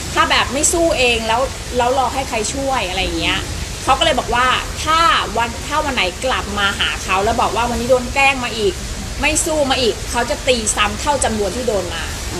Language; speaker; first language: Thai; native; Thai